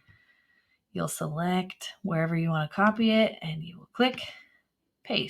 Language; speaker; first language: English; native; English